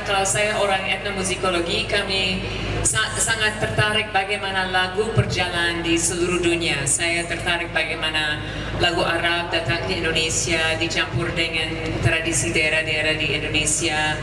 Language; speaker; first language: Indonesian; non-native, fluent; English